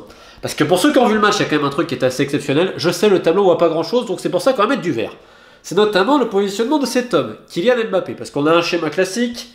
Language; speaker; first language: French; native; French